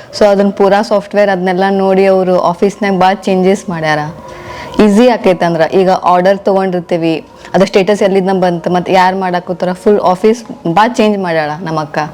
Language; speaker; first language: Kannada; native; Kannada